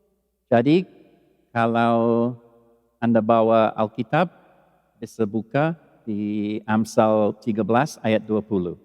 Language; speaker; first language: Indonesian; non-native, learner; English